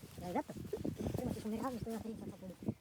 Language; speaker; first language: Italian; native; Italian